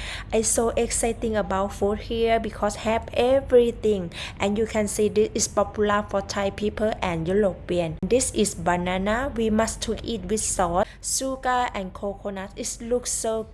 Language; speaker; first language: English; non-native, learner; Thai